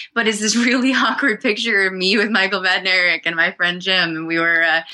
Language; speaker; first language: English; native; English